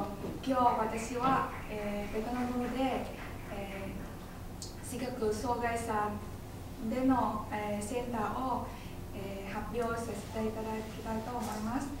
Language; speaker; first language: Japanese; non-native, learner; Vietnamese